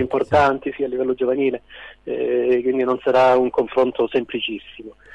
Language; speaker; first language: Italian; native; Italian